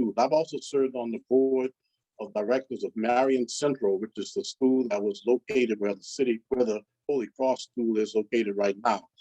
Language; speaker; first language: English; native; English